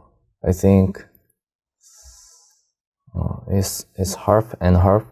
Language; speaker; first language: English; non-native, learner; Korean